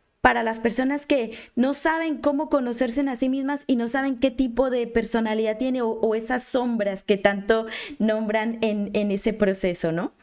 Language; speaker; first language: Spanish; native; Spanish